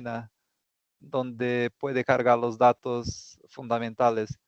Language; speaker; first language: Spanish; non-native, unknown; Portuguese